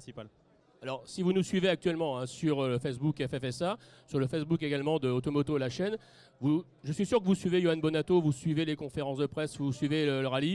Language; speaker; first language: French; native; French